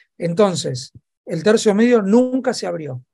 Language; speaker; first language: Spanish; native; Spanish